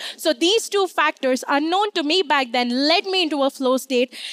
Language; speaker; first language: English; non-native, local second language; Hindi